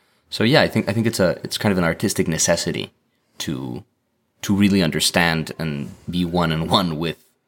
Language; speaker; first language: English; native; English